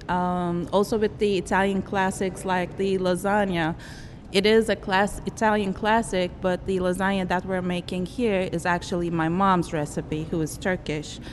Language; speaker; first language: English; non-native, fluent; Turkish